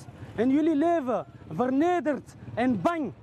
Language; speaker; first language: Dutch; early bilingual, other home language; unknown